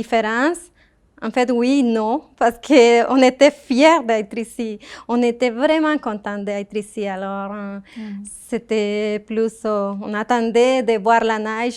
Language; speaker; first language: French; non-native, fluent; Spanish